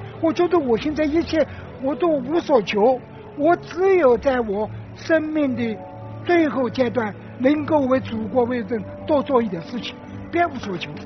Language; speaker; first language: Chinese; native; Chinese